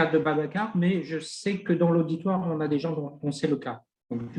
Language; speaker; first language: French; native; French